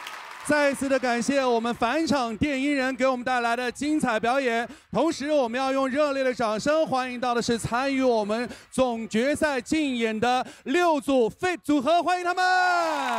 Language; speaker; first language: Chinese; native; Chinese